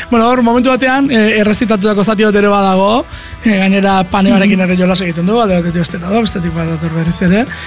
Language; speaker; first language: Basque; native; Basque